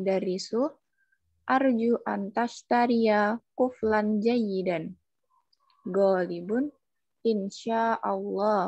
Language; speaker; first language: Arabic; non-native, learner; Indonesian